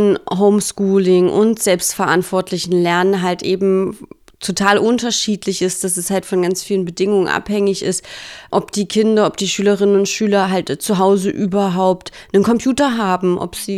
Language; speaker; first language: German; native; German